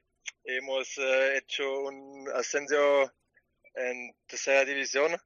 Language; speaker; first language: Spanish; non-native, learner; German